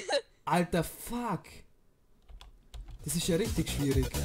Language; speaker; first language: German; native; German